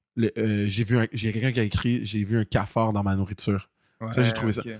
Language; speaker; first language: French; native; French